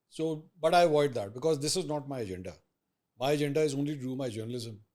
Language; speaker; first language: English; non-native, local second language; Urdu